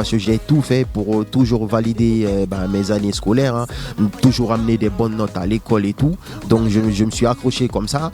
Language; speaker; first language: French; non-native, local second language; Fula